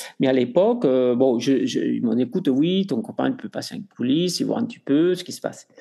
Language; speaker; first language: French; non-native, fluent; Spanish